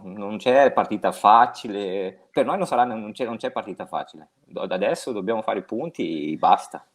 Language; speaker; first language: Italian; non-native, fluent; Portuguese